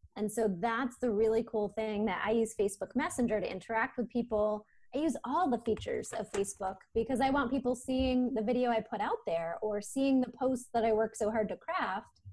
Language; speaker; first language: English; native; English